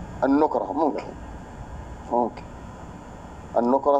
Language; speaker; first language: Arabic; native; Arabic